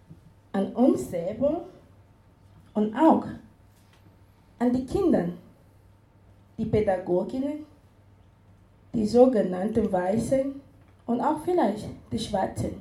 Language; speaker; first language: German; non-native, fluent; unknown